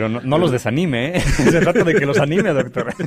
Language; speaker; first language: Spanish; native; Spanish